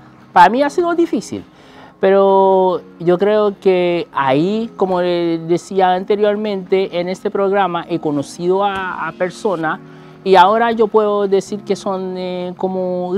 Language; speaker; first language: Spanish; non-native, fluent; Haitian Creole